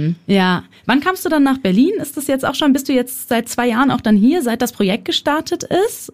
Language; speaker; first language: German; native; German